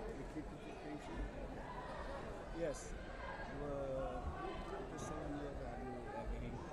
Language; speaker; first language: English; non-native, learner; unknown